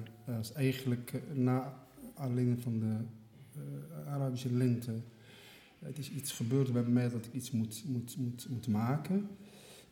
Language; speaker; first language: Dutch; non-native, fluent; Arabic